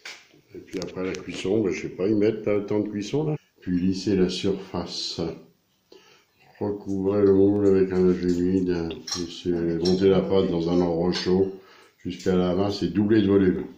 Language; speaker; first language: French; native; French